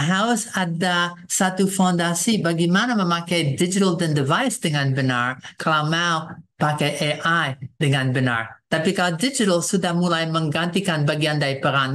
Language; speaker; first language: Indonesian; non-native, fluent; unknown